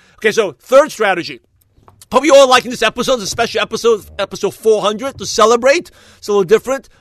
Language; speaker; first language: English; native; English